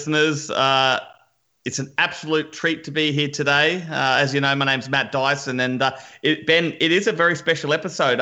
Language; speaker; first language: English; native; English